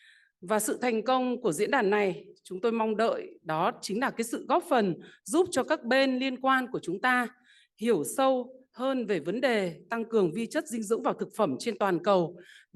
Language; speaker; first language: Vietnamese; native; Vietnamese